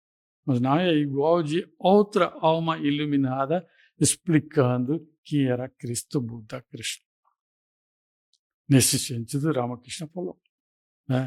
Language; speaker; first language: Portuguese; non-native, fluent; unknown